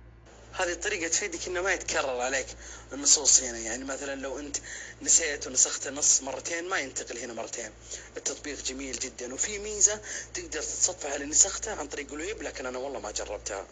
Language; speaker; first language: Arabic; native; Arabic